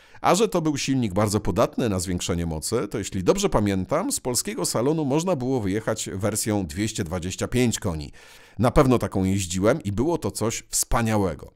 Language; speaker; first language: Polish; native; Polish